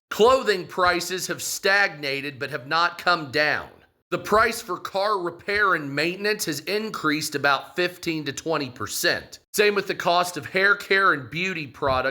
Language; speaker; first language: English; native; English